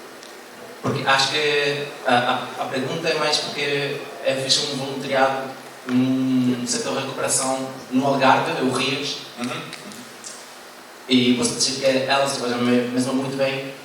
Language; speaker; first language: Portuguese; non-native, learner; Spanish